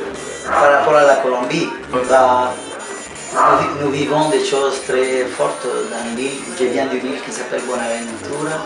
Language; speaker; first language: French; non-native, fluent; Spanish